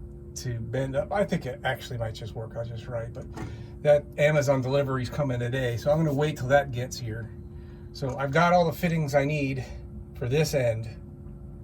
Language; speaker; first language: English; native; English